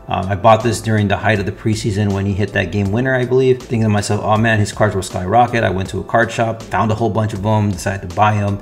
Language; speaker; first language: English; native; English